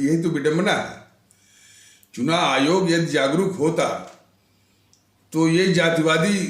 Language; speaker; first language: Hindi; native; Hindi